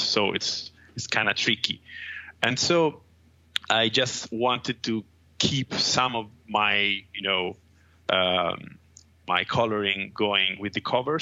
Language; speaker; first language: English; non-native, fluent; Italian